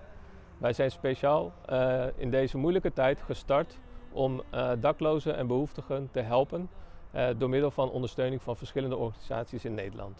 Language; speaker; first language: Dutch; non-native, fluent; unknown